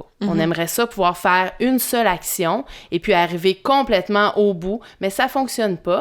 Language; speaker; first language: French; native; French